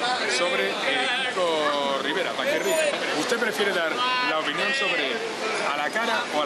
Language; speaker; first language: Spanish; native; Spanish